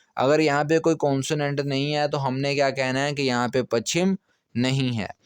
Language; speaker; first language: Urdu; non-native, local second language; Punjabi